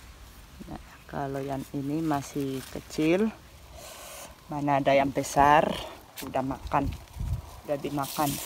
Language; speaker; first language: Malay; non-native, fluent; Spanish